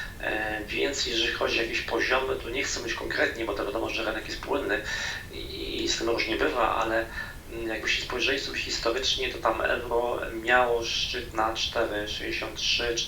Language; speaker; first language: Polish; native; Polish